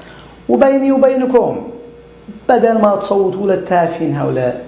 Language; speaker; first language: Arabic; native; Arabic